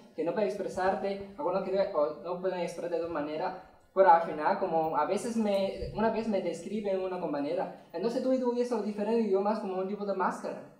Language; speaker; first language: Spanish; non-native, fluent; Chinese